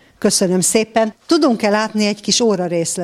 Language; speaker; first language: Hungarian; native; Hungarian